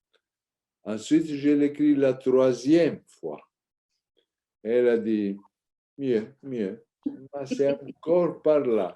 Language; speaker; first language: French; non-native, learner; Italian